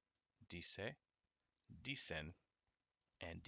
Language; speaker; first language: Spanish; non-native, fluent; English